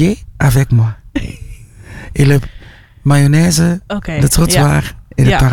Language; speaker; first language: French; non-native, learner; Dutch